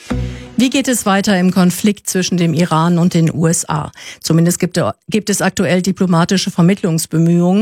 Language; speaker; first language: German; native; German